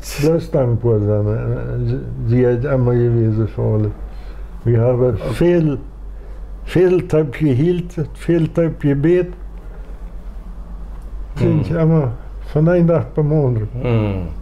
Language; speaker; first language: German; non-native, local second language; Plautdietsch